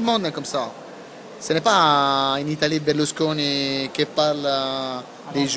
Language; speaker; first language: French; non-native, learner; Italian